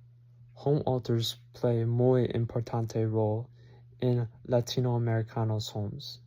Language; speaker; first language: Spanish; non-native, learner; English